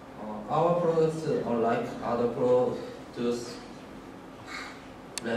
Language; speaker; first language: English; non-native, learner; Korean